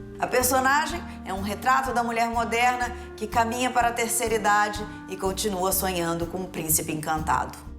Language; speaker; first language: Portuguese; native; Portuguese